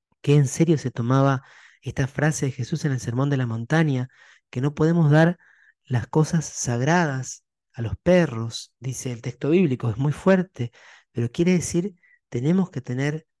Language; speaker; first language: Spanish; native; Spanish